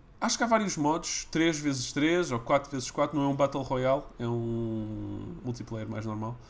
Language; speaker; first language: Portuguese; early bilingual, other home language; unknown